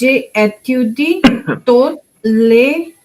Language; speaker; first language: French; non-native, learner; Hindi